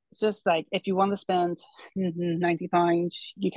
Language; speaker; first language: English; native; English